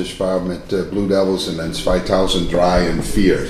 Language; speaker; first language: German; non-native, learner; English